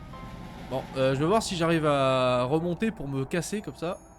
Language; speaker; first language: French; native; French